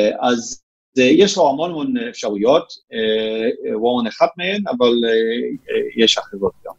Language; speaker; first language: Hebrew; non-native, fluent; English